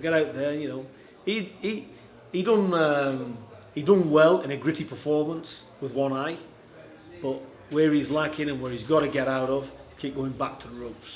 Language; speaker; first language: English; native; English